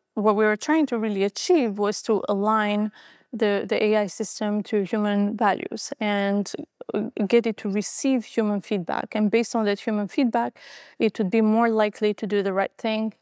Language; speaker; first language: English; non-native, fluent; Albanian